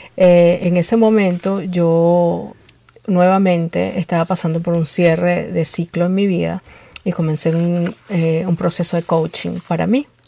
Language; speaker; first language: Spanish; native; Spanish